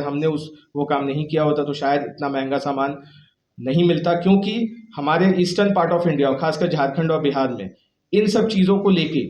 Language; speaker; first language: Hindi; native; Hindi